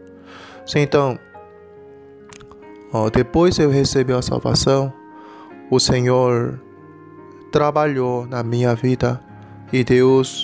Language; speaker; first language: Portuguese; non-native, learner; Korean